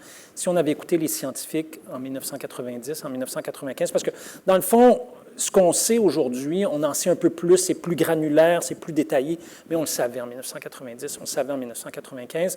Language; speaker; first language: French; native; French